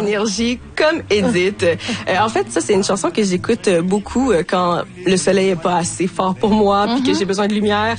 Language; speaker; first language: French; native; French